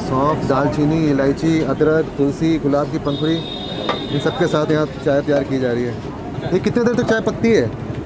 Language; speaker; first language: Hindi; native; Hindi